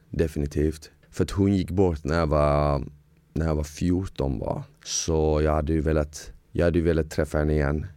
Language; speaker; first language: Swedish; early bilingual, other home language; Bosnian